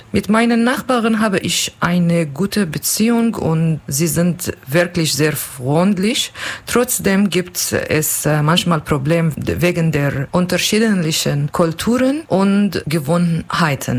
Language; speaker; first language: German; non-native, learner; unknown